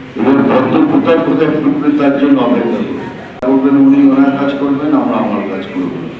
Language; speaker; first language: Bangla; native; Bangla